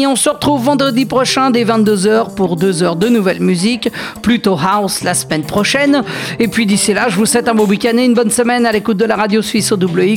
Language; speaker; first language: French; native; French